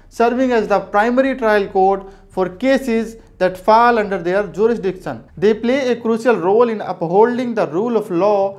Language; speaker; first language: Hindi; native; Hindi